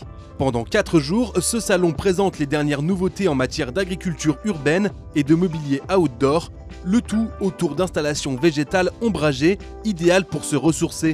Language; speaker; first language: French; native; French